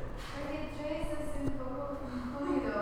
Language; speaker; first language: Spanish; non-native, learner; English